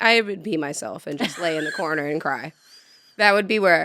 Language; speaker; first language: English; native; English